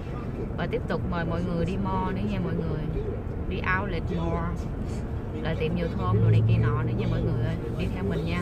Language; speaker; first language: Vietnamese; native; Vietnamese